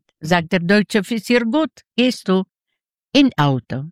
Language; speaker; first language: German; non-native, learner; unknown